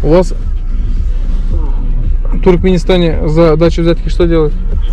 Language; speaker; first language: Russian; native; Russian